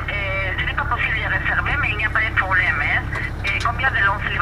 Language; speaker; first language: French; non-native, learner; Spanish